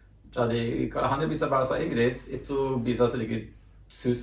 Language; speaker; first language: Indonesian; non-native, fluent; Norwegian